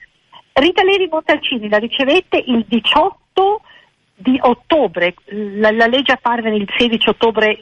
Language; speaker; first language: Italian; native; Italian